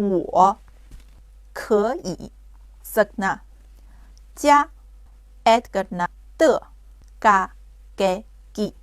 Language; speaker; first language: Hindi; non-native, fluent; Chinese